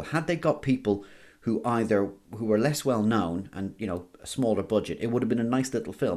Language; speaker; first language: English; native; English